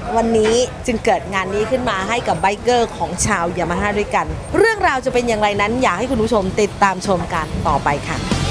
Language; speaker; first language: Thai; native; Thai